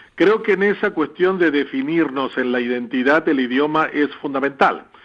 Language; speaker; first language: Spanish; non-native, local second language; Guarani